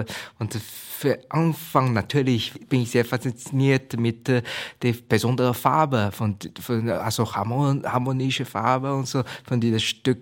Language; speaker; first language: German; non-native, learner; Chinese